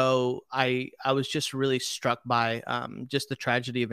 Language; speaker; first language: English; early bilingual, other home language; Telugu